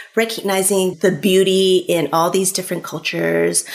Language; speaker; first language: English; early bilingual, other home language; Cantonese